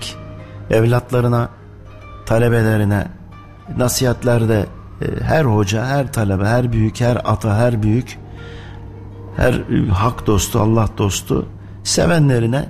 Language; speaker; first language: Turkish; native; Turkish